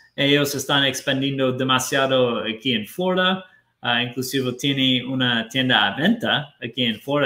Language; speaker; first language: Spanish; non-native, fluent; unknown